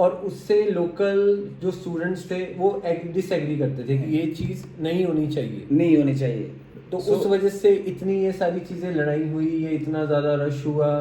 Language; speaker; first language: Hindi; native; Hindi